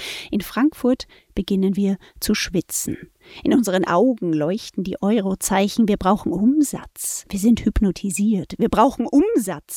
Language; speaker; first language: German; native; German